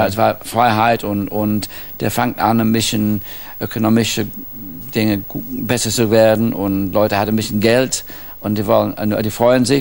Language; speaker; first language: German; non-native, fluent; English